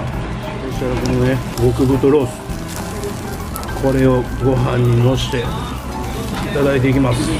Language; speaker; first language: Japanese; native; Japanese